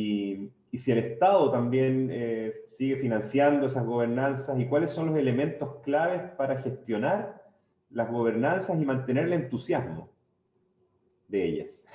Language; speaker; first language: Spanish; native; Spanish